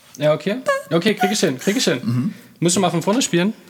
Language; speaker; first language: German; native; German